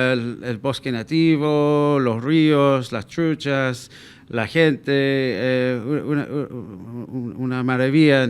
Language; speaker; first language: Spanish; non-native, fluent; English